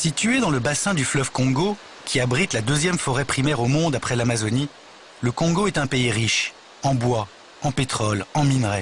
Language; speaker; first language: French; native; French